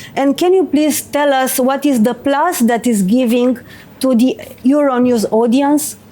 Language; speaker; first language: English; non-native, fluent; Romanian